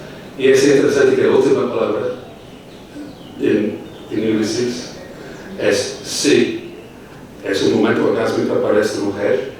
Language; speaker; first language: Spanish; non-native, fluent; English